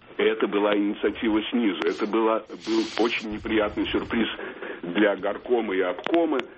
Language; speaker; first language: Russian; native; Russian